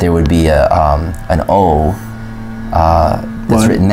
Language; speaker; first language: English; native; English